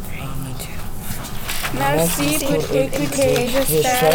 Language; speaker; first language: French; non-native, learner; English